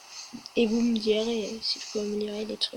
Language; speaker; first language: French; native; French